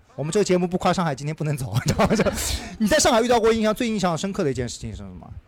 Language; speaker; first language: Chinese; native; Chinese